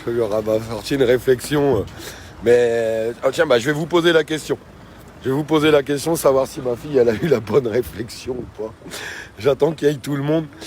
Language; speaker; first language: French; native; French